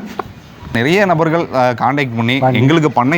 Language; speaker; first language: Tamil; native; Tamil